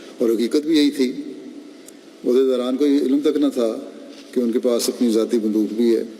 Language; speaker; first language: Urdu; native; Urdu